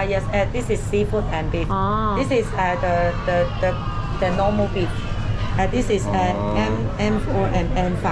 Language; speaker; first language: English; non-native, learner; Cantonese